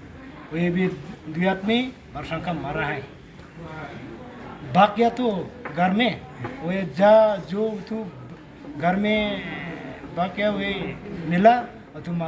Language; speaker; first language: Hindi; non-native, local second language; Khasi